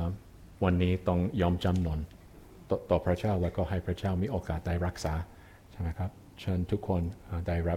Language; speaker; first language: Thai; non-native, fluent; English